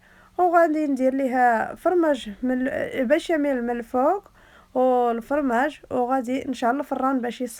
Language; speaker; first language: Arabic; native; Arabic